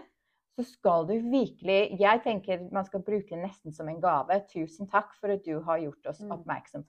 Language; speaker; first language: Norwegian; non-native, fluent; English